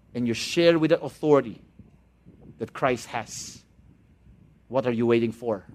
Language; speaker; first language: English; non-native, local second language; Cebuano